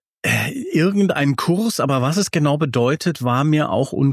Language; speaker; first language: German; native; German